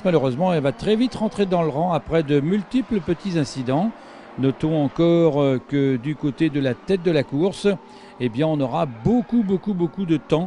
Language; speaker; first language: French; native; French